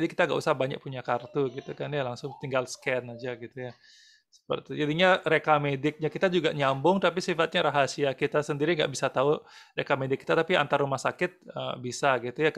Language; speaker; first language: Indonesian; native; Indonesian